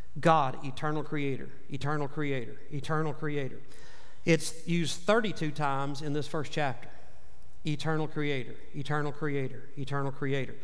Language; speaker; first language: English; native; English